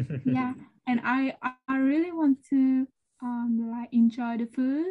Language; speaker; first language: English; non-native, learner; Vietnamese